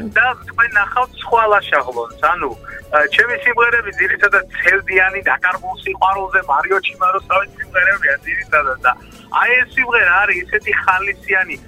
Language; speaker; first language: Georgian; native; Georgian